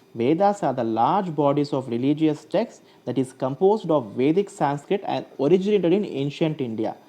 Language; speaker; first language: English; non-native, local second language; Telugu